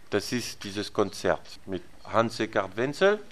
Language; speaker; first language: German; non-native, learner; French